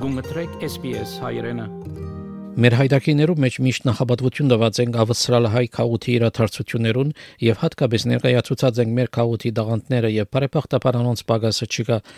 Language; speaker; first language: Armenian; native; Armenian